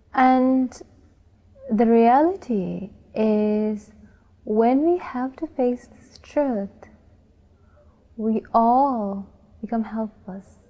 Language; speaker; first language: English; non-native, local second language; Sinhala